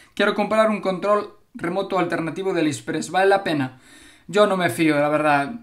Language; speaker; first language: Spanish; native; Spanish